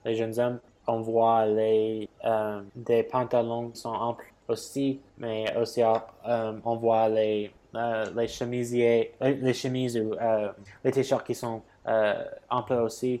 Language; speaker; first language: French; non-native, fluent; English